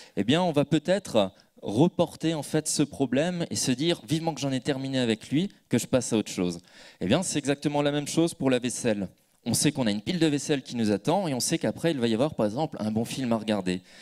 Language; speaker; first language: French; native; French